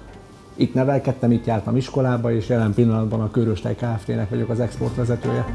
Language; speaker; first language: Hungarian; early bilingual, other home language; Arabic